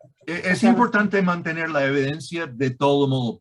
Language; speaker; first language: Spanish; non-native, fluent; English